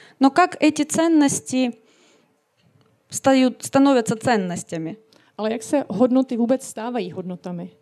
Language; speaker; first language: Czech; non-native, learner; Russian